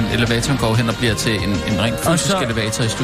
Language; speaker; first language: Danish; native; Danish